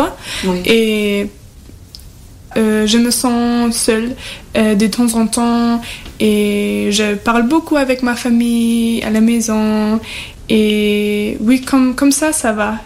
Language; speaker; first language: French; non-native, fluent; German